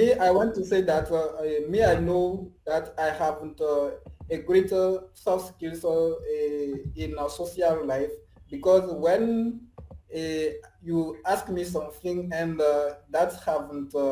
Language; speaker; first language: English; non-native, learner; French